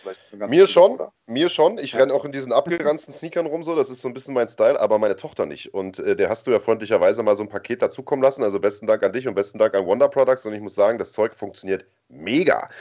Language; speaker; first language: German; native; German